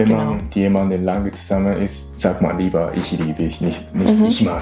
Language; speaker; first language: German; non-native, learner; Japanese